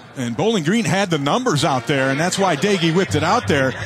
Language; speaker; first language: English; native; English